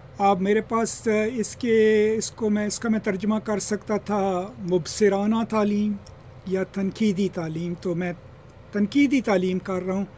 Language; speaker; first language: Urdu; non-native, local second language; Punjabi